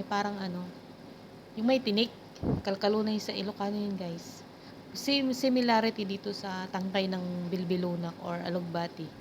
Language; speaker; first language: Filipino; non-native, local second language; Iloko